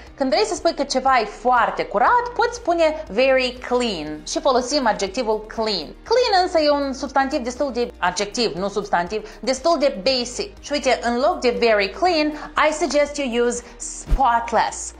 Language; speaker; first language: Romanian; native; Romanian